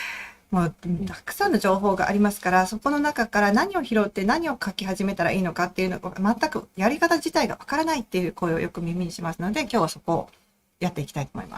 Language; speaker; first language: Japanese; native; Japanese